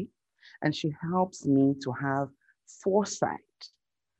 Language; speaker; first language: English; non-native, local second language; Yoruba